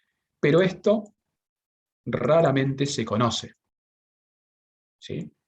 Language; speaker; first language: Spanish; native; Spanish